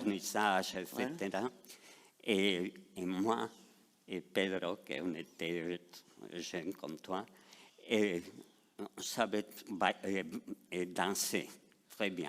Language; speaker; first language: French; non-native, fluent; Spanish